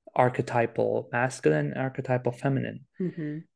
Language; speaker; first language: English; non-native, fluent; Romanian